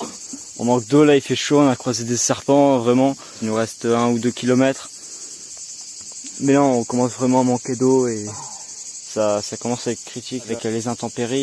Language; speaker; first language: French; native; French